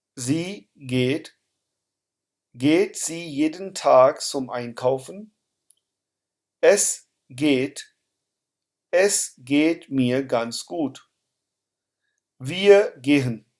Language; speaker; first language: German; non-native, fluent; Urdu